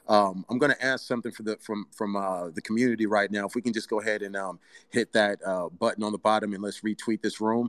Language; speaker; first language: English; early bilingual, other home language; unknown